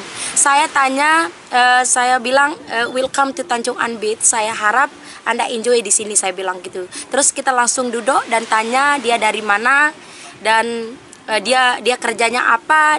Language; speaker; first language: Indonesian; non-native, local second language; Sasak